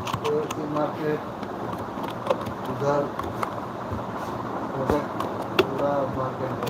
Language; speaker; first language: Hindi; non-native, local second language; Santali